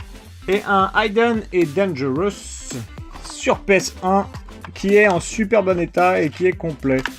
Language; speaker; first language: French; native; French